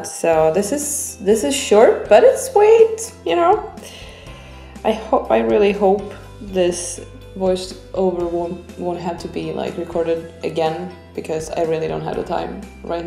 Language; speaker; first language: English; non-native, fluent; Swedish